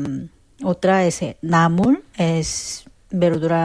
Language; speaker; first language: Spanish; non-native, fluent; Korean